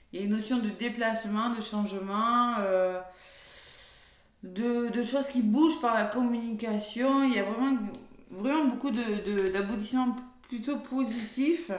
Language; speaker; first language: French; native; French